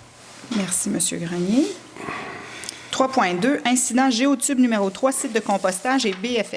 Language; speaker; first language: French; native; French